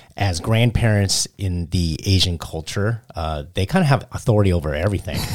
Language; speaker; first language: English; early bilingual, other home language; Cantonese